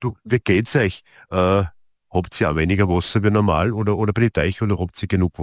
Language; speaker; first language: German; native; German